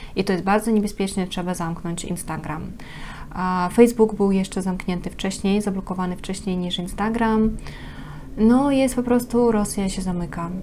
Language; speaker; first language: Polish; non-native, fluent; Russian